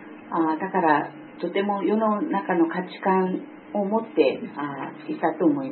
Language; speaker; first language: Japanese; non-native, fluent; Korean